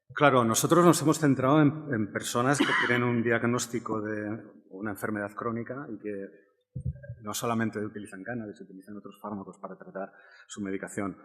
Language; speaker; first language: Spanish; native; Spanish